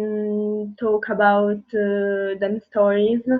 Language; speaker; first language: English; non-native, learner; Italian